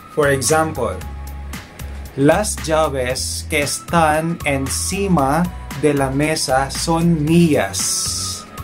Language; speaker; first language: Spanish; non-native, fluent; Filipino